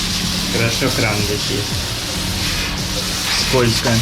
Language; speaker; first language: Russian; native; Russian